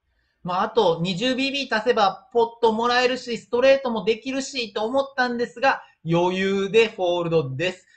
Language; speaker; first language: Japanese; native; Japanese